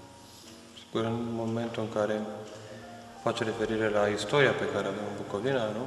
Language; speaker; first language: Romanian; non-native, local second language; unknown